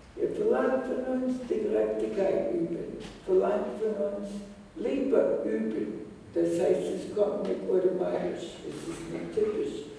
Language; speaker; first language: German; non-native, fluent; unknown